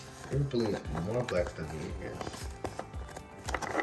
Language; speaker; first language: English; non-native, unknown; Portuguese